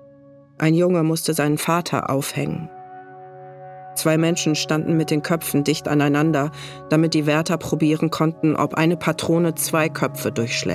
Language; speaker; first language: German; native; German